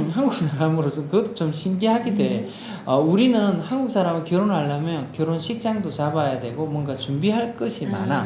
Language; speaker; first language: Korean; non-native, local second language; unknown